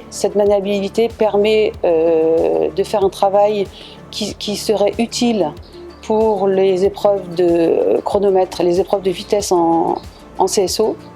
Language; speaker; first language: French; native; French